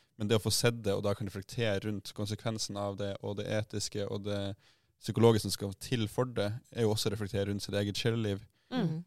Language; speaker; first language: Norwegian; native; Norwegian